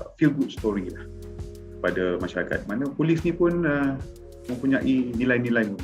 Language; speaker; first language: Malay; native; Malay